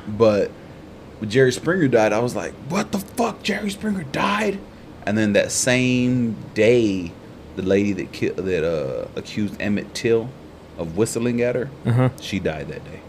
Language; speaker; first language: English; early bilingual, other home language; Spanish